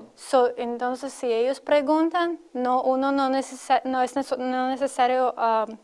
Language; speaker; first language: Spanish; non-native, learner; Latvian